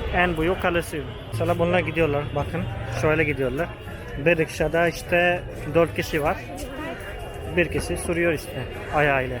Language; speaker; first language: Turkish; non-native, fluent; Hindi